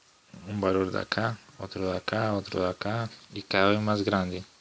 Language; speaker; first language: Spanish; native; Spanish